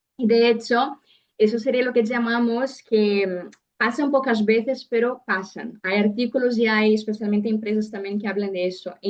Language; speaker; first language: Spanish; non-native, fluent; Portuguese